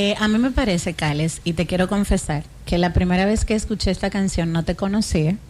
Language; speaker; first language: Spanish; native; Spanish